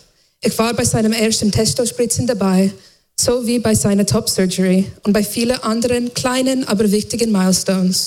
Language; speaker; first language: German; non-native, fluent; English